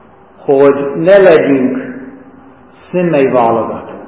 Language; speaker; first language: Hungarian; non-native, fluent; English